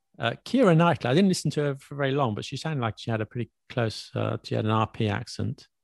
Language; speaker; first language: English; native; English